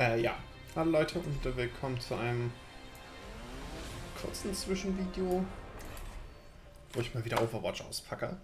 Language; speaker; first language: German; native; German